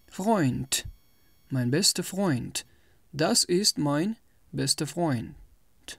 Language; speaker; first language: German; non-native, fluent; Tajik